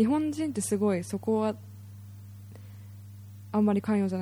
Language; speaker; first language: Japanese; early bilingual, heritage; Japanese